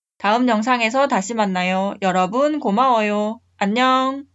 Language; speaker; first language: Korean; non-native, fluent; Spanish